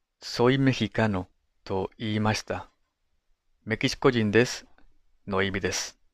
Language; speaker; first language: Japanese; non-native, fluent; Spanish